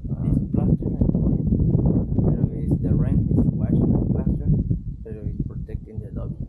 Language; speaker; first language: English; non-native, learner; Spanish